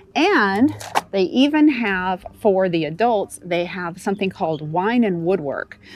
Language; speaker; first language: English; native; English